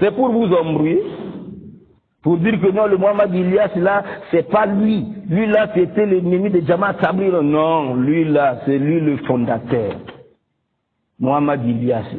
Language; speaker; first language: French; non-native, local second language; Lingala